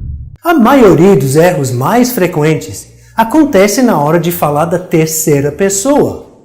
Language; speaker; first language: Portuguese; non-native, fluent; English